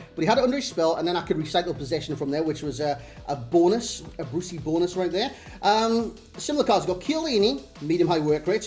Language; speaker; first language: English; native; English